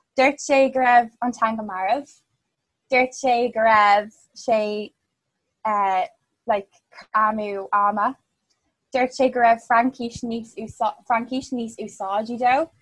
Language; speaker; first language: Irish; non-native, local second language; English